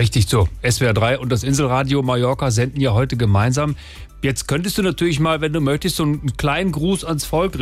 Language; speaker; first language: German; native; German